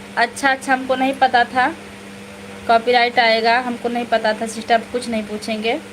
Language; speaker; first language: Hindi; native; Hindi